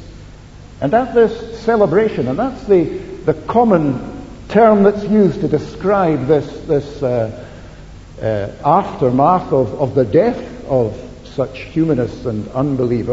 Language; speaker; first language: English; native; English